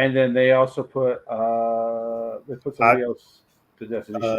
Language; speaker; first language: English; native; English